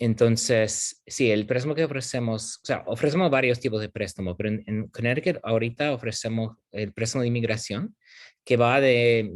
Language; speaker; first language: Spanish; non-native, fluent; English